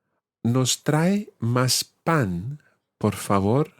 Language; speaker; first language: Spanish; non-native, fluent; English